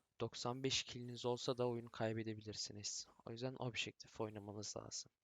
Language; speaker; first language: Turkish; early bilingual, heritage; Turkish